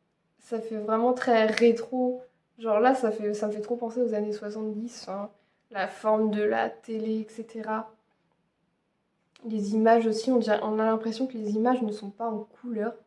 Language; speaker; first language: French; native; French